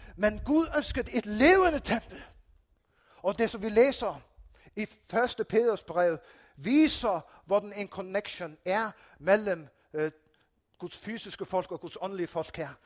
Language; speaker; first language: Danish; non-native, local second language; Faroese